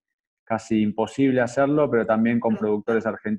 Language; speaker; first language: Spanish; native; Spanish